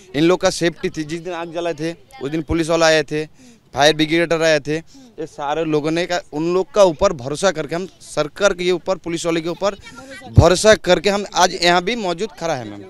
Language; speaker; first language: Hindi; non-native, local second language; Bangla